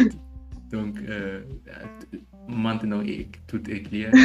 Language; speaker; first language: French; non-native, learner; German